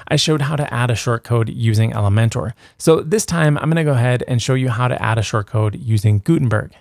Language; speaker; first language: English; native; English